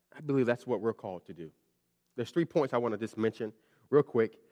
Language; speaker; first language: English; native; English